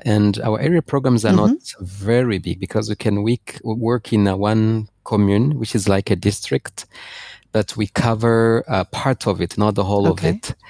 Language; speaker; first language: English; non-native, fluent; Rundi